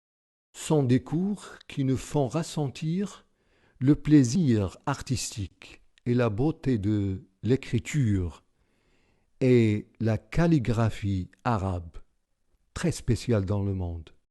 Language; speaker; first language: French; non-native, local second language; Arabic